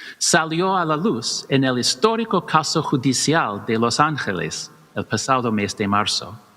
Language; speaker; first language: Spanish; non-native, learner; English